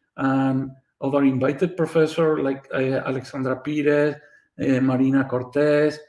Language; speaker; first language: English; non-native, fluent; Spanish